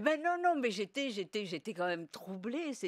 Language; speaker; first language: French; native; French